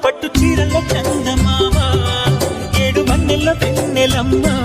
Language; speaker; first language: Telugu; native; Telugu